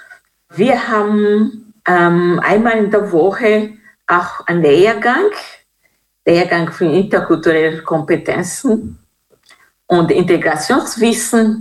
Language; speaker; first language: German; non-native, fluent; Kinyarwanda